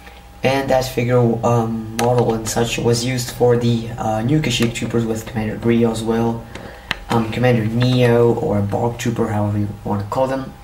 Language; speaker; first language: English; native; English